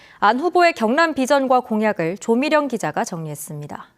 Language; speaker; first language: Korean; native; Korean